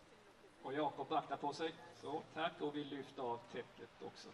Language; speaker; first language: Swedish; native; Swedish